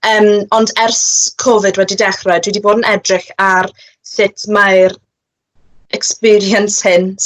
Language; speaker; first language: Welsh; non-native, local second language; English